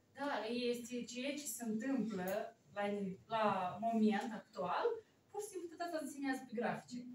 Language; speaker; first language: Romanian; native; Romanian